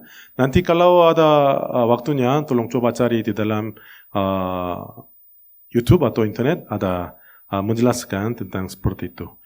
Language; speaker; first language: Indonesian; non-native, fluent; Korean